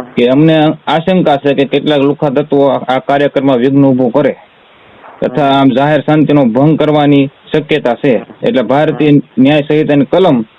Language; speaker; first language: Gujarati; native; Gujarati